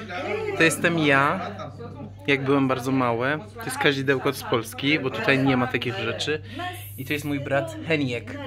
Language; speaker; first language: Polish; non-native, fluent; Persian